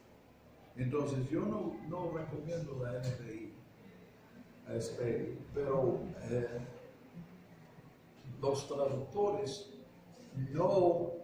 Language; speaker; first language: Spanish; non-native, fluent; English